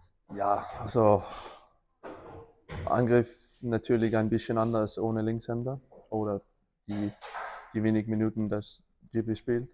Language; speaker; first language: German; non-native, learner; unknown